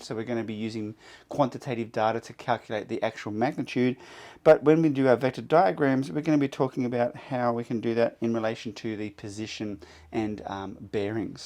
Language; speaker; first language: English; native; English